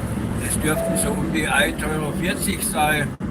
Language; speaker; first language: German; native; German